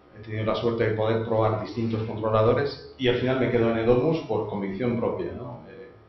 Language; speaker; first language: Spanish; non-native, fluent; French